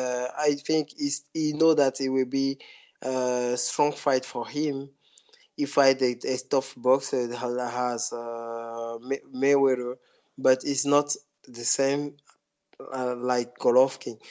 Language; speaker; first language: English; non-native, fluent; French